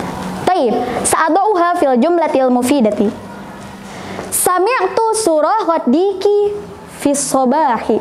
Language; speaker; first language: Arabic; non-native, fluent; Indonesian